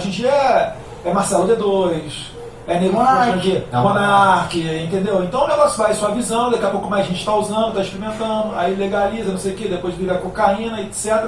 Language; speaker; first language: Portuguese; native; Portuguese